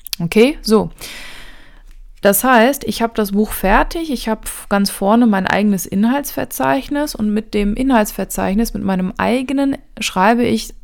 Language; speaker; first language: German; native; German